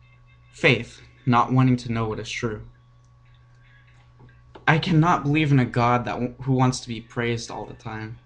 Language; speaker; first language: English; native; English